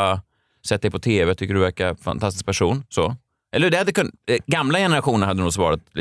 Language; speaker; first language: Swedish; native; Swedish